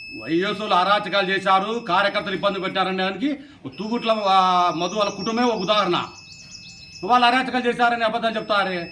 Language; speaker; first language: Telugu; native; Telugu